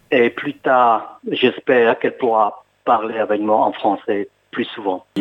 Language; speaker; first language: French; non-native, fluent; Khmer